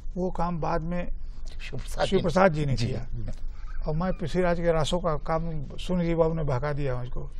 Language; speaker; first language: Hindi; native; Hindi